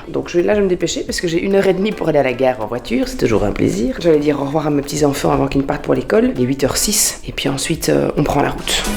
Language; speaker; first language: French; native; French